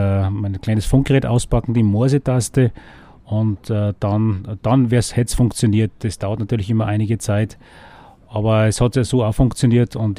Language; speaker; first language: German; native; German